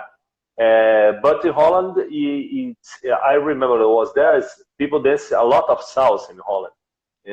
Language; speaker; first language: English; non-native, learner; Portuguese